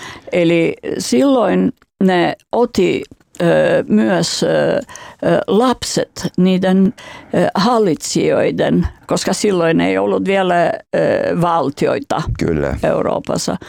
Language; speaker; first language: Finnish; non-native, fluent; Albanian